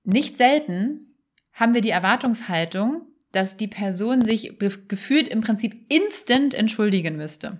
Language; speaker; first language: German; native; German